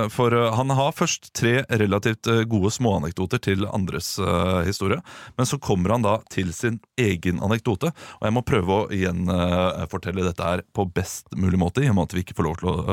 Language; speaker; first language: Norwegian; native; Norwegian